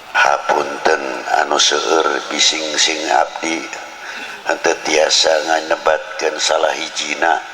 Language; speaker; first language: Indonesian; non-native, local second language; Javanese